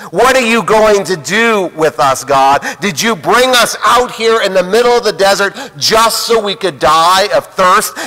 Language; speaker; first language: English; native; English